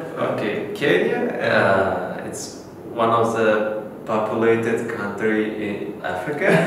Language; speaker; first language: English; non-native, fluent; Uzbek